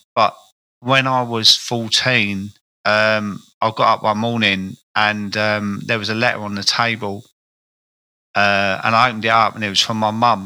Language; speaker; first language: English; native; English